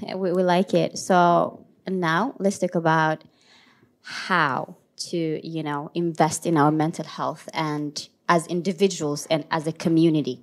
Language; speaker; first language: English; non-native, local second language; Tigrinya